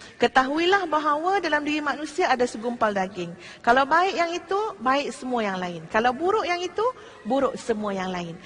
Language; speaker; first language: Malay; native; Malay